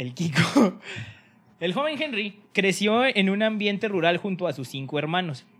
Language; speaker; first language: Spanish; native; Spanish